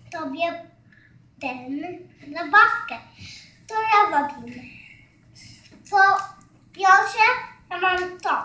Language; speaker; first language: Polish; early bilingual, heritage; Polish